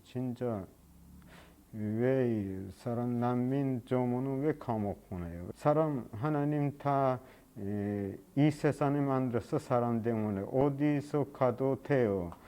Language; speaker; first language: Korean; non-native, learner; Persian